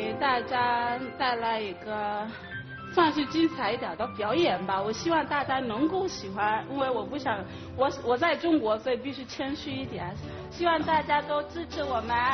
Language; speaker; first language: Chinese; non-native, fluent; Akan